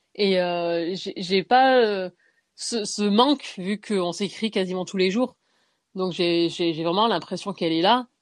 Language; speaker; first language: French; native; French